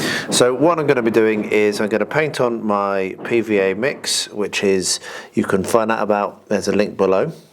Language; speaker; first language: English; native; English